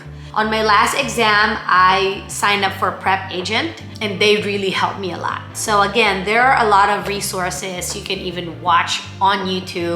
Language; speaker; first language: English; non-native, local second language; Filipino